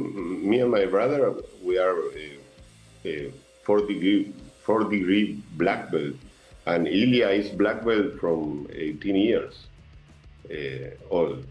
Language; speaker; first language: English; non-native, learner; Spanish